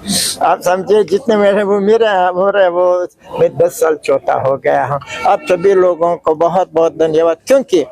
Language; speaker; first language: Hindi; non-native, fluent; Uzbek